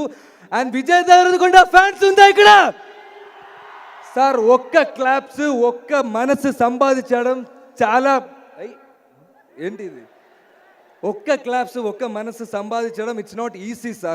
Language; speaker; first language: Telugu; non-native, learner; Malayalam